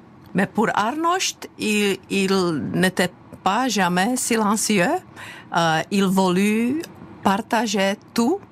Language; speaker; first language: French; non-native, fluent; Czech